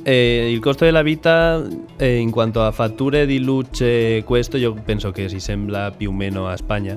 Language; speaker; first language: Italian; non-native, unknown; Spanish